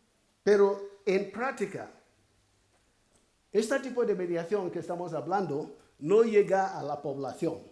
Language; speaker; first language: Spanish; non-native, fluent; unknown